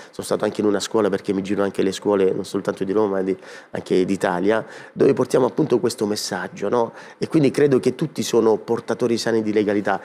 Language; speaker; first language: Italian; native; Italian